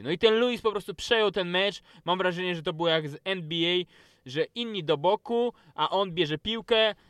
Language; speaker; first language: Polish; native; Polish